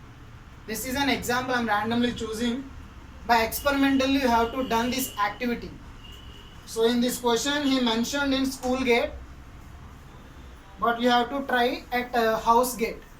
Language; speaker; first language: English; non-native, local second language; Telugu